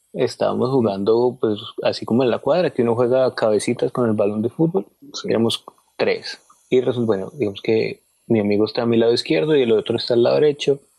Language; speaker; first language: Spanish; native; Spanish